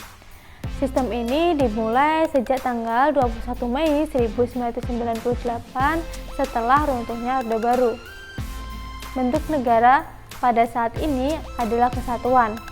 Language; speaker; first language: Indonesian; native; Indonesian